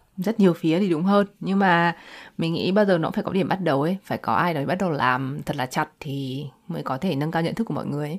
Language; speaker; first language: Vietnamese; native; Vietnamese